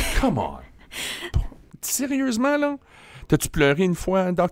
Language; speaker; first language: French; native; French